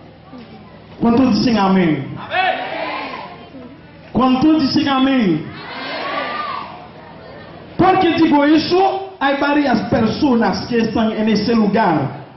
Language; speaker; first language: Spanish; non-native, fluent; Haitian Creole